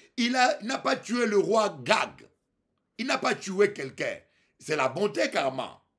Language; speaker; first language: French; non-native, local second language; Lingala